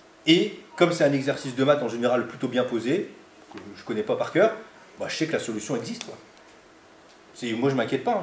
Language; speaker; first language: French; native; French